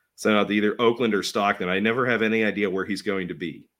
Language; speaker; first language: English; native; English